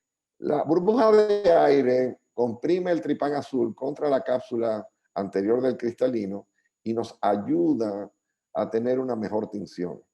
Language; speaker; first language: Spanish; native; Spanish